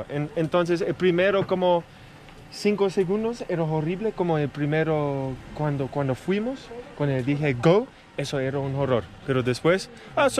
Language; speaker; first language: Spanish; non-native, learner; English